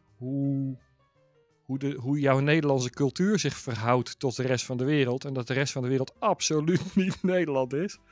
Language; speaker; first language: Dutch; native; Dutch